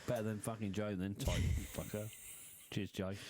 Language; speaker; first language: English; native; English